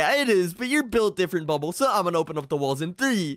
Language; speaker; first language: English; native; English